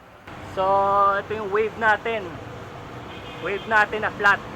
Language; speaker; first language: Filipino; native; Filipino